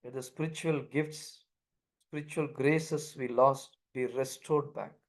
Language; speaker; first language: English; non-native, local second language; Tamil